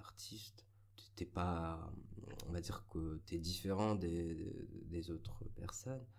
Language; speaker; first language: French; non-native, local second language; Arabic